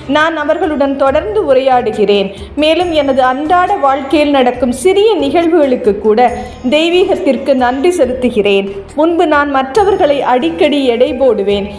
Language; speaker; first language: Tamil; native; Tamil